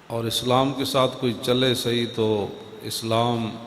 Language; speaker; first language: Urdu; non-native, local second language; Punjabi